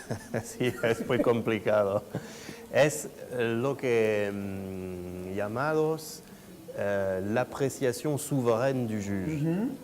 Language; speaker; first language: Spanish; non-native, fluent; French